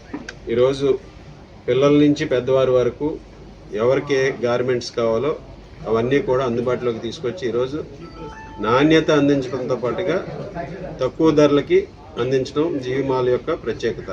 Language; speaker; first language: Telugu; native; Telugu